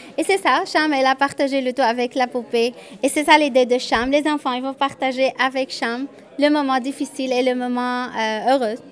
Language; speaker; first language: French; non-native, fluent; Arabic